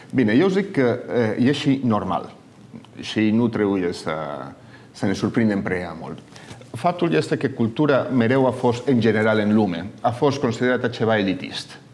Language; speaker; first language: Romanian; non-native, fluent; Spanish